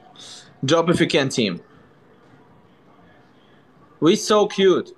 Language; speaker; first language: English; non-native, learner; Russian